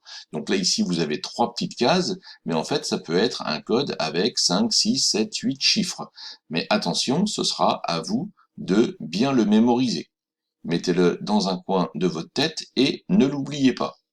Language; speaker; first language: French; native; French